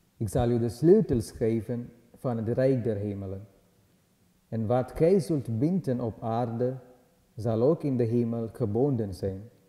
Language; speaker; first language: Dutch; non-native, learner; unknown